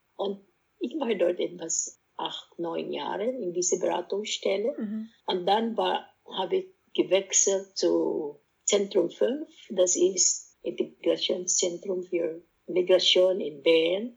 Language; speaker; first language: German; non-native, fluent; Cebuano